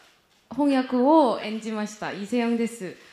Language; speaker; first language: Japanese; non-native, learner; Korean